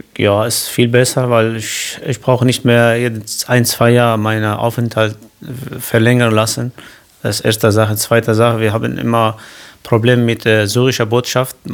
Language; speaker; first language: German; non-native, learner; Kurdish